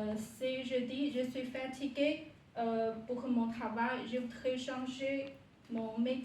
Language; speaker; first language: French; non-native, learner; Chinese